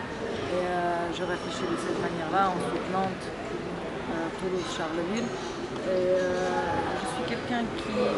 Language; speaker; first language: French; non-native, fluent; Serbian